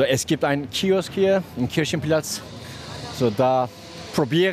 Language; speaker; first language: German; non-native, learner; Kurdish